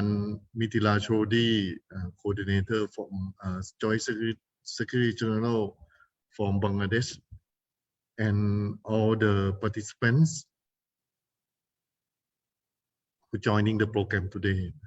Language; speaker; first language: English; non-native, fluent; Thai